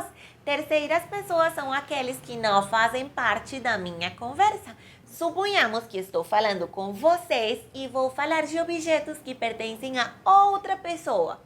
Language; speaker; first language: Portuguese; non-native, fluent; Spanish